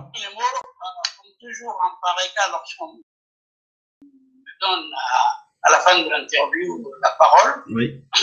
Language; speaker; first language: French; non-native, local second language; Afar